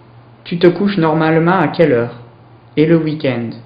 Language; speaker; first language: French; non-native, learner; English